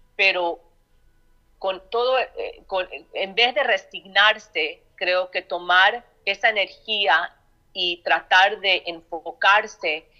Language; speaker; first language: Spanish; early bilingual, heritage; Spanish